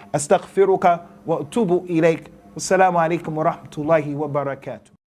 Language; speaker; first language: Arabic; non-native, fluent; English